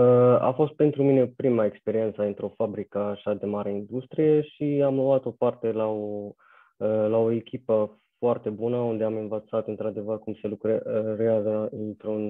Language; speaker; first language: Romanian; non-native, fluent; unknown